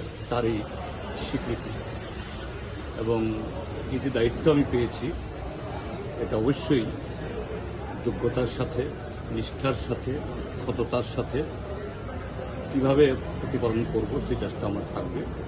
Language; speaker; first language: Bangla; non-native, local second language; Kok Borok